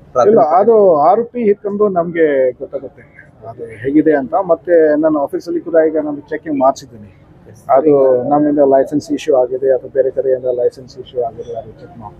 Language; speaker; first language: Kannada; non-native, local second language; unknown